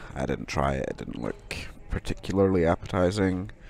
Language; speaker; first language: English; native; English